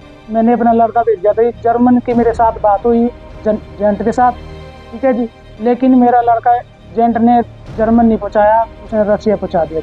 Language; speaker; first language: Hindi; native; Hindi